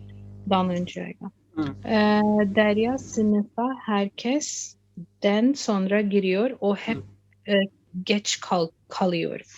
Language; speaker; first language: Turkish; non-native, learner; Urdu